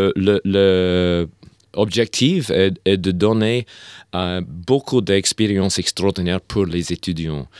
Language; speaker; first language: French; non-native, learner; English